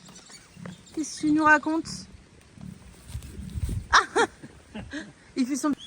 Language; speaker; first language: French; native; French